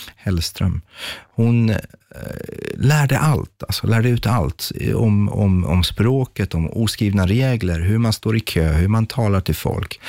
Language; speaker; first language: Swedish; early bilingual, other home language; Persian